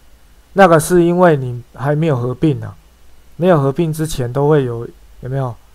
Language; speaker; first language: Chinese; native; Chinese